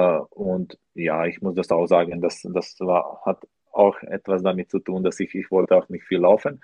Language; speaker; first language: German; non-native, learner; Slovak